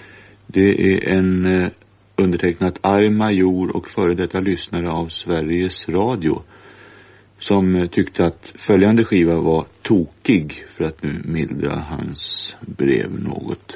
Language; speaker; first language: Swedish; native; Swedish